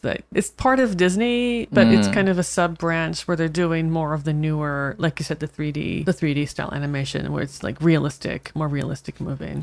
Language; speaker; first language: English; native; English